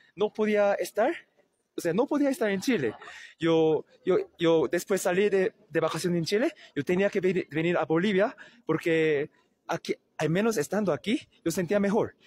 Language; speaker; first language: Spanish; non-native, learner; Korean